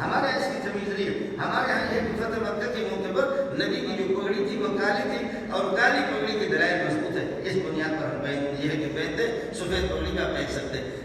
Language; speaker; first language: Urdu; non-native, local second language; Baluchi